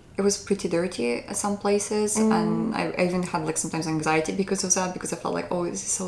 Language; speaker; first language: English; non-native, fluent; Russian